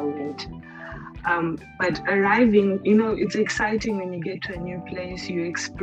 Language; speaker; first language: English; native; English